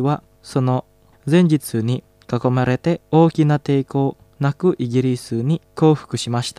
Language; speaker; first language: Japanese; non-native, fluent; Indonesian